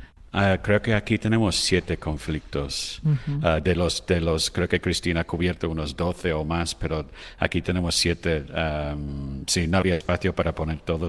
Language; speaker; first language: Spanish; non-native, fluent; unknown